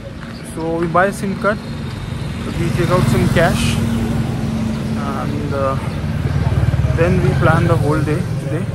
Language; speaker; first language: English; non-native, local second language; Hindi